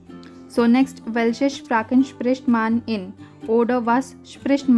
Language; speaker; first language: German; non-native, fluent; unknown